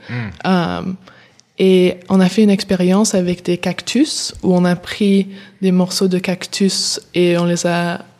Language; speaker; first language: French; early bilingual, heritage; English